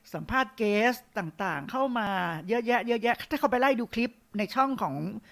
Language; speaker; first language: Thai; native; Thai